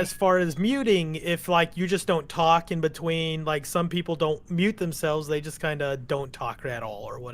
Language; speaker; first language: English; native; English